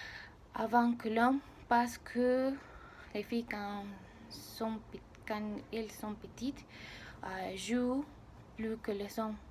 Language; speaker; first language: French; non-native, learner; Spanish